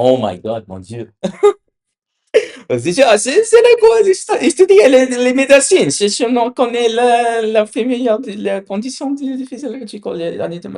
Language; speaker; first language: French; non-native, learner; English